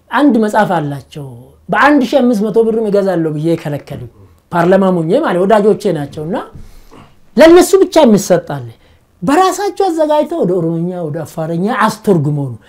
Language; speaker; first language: Amharic; non-native, local second language; Oromo